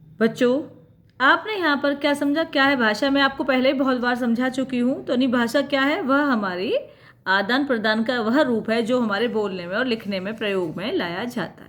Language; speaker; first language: Hindi; native; Hindi